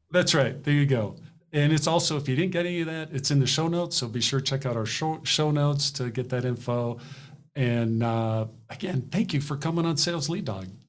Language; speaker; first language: English; native; English